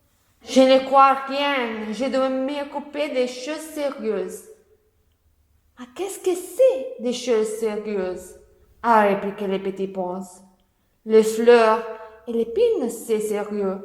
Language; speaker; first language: French; non-native, learner; Italian